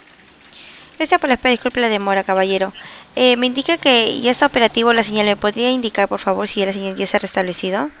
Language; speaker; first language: Spanish; native; Spanish